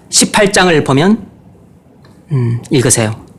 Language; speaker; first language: Korean; native; Korean